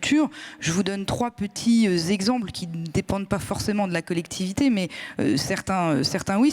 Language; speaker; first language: French; native; French